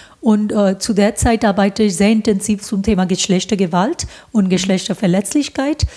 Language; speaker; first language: German; non-native, fluent; Hindi